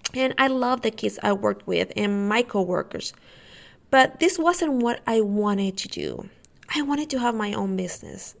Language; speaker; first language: English; non-native, fluent; Spanish